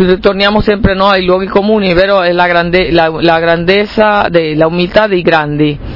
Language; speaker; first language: Italian; non-native, fluent; Spanish